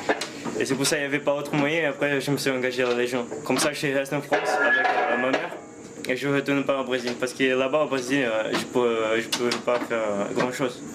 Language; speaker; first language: French; non-native, fluent; Portuguese